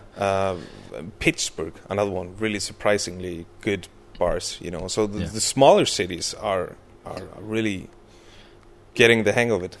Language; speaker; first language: English; early bilingual, other home language; Icelandic